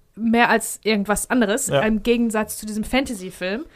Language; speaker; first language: German; early bilingual, heritage; Greek